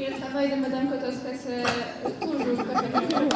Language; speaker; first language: French; non-native, learner; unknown